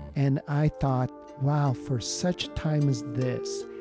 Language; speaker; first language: English; early bilingual, other home language; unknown